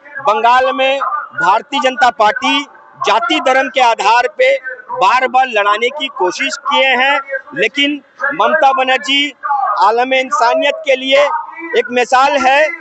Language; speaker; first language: Hindi; native; Hindi